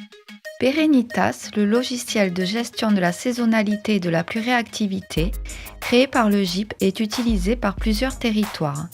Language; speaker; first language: French; native; French